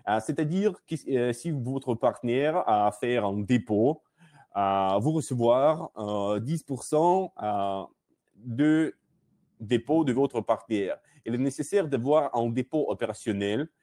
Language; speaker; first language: French; non-native, learner; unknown